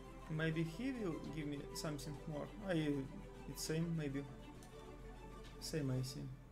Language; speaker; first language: English; non-native, learner; Russian